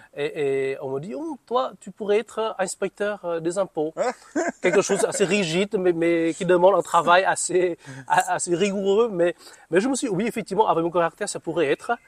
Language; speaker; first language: French; non-native, fluent; Vietnamese